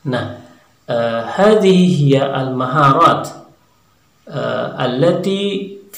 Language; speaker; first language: Arabic; non-native, fluent; Indonesian